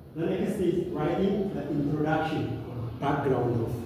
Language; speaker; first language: English; non-native, local second language; Amharic